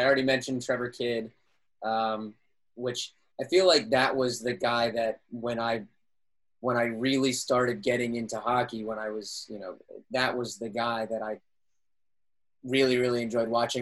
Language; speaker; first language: English; native; English